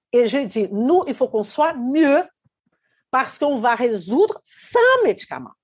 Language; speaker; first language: French; non-native, fluent; Portuguese